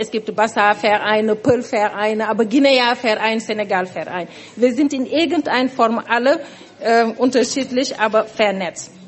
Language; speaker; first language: German; non-native, fluent; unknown